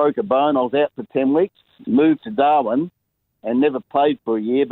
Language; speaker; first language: English; native; English